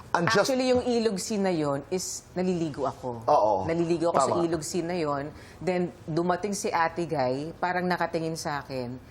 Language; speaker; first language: Filipino; native; Filipino